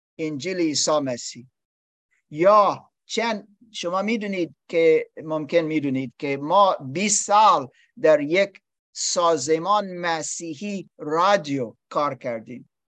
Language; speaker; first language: Persian; non-native, learner; English